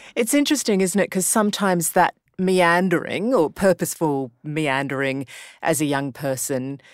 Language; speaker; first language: English; native; English